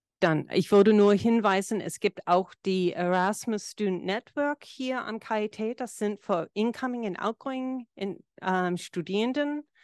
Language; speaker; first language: German; non-native, fluent; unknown